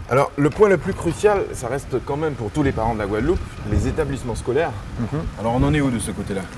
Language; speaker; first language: French; native; French